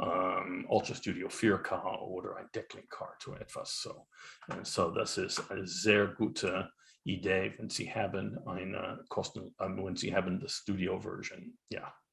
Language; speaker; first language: German; non-native, learner; English